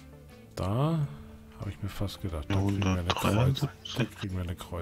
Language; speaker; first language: German; native; German